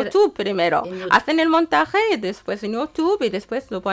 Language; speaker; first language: Spanish; non-native, fluent; Arabic